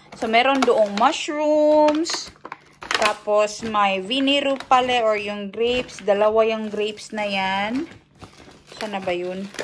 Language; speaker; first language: Filipino; native; Filipino